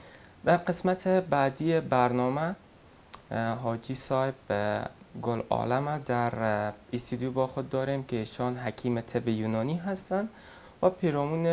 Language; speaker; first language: Persian; native; Persian